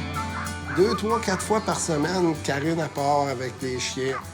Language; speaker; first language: French; native; French